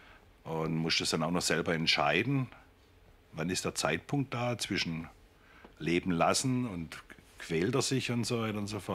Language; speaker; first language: German; native; German